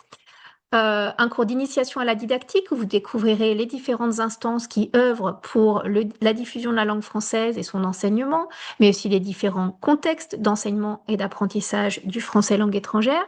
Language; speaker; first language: French; native; French